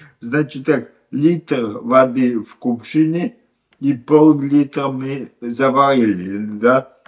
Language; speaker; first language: Russian; non-native, local second language; Latvian